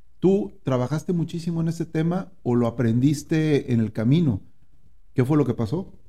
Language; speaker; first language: Spanish; native; Spanish